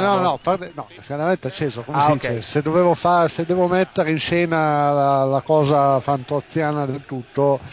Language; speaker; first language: Italian; native; Italian